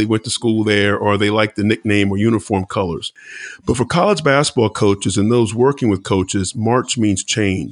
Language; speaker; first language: English; native; English